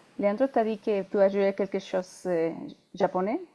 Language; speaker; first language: French; non-native, fluent; Spanish